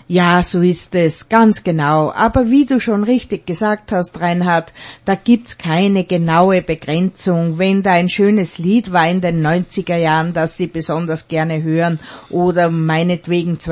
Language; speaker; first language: German; native; German